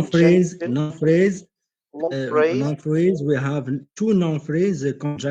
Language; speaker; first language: English; non-native, learner; Arabic